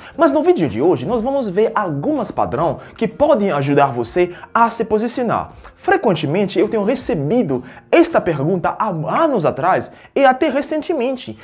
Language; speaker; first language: Portuguese; non-native, fluent; French